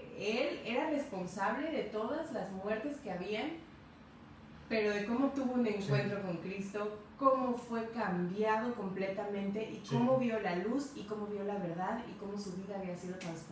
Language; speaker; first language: Spanish; native; Spanish